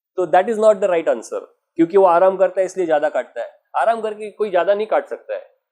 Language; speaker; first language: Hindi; non-native, local second language; Marathi